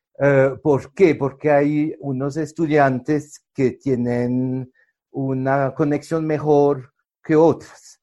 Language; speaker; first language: Spanish; non-native, fluent; French